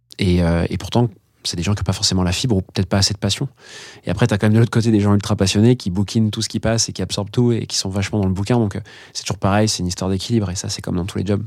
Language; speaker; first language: French; native; French